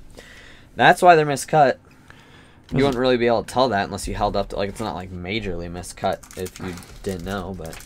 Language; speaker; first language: English; native; English